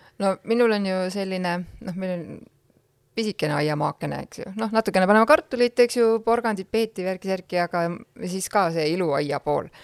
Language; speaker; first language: Estonian; native; Estonian